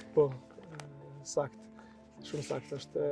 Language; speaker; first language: Albanian; early bilingual, heritage; Albanian